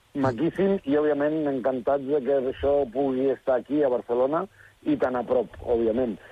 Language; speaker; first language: Catalan; early bilingual, other home language; Spanish